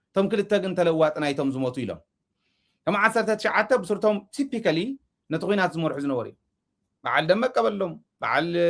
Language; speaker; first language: Tigrinya; native; Tigrinya